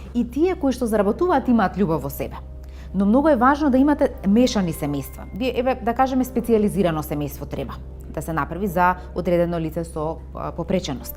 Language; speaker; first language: Macedonian; native; Macedonian